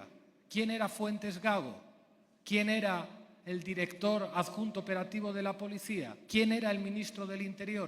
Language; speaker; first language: Spanish; native; Spanish